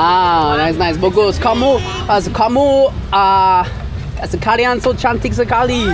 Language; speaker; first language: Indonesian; non-native, learner; English